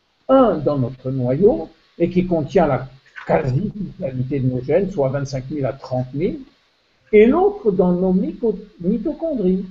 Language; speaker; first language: French; native; French